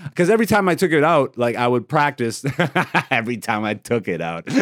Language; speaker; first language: English; non-native, fluent; Greek